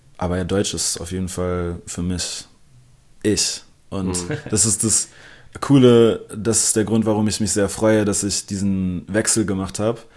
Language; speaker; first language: German; early bilingual, other home language; English